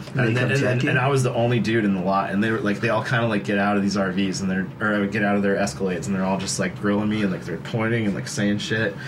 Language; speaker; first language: English; native; English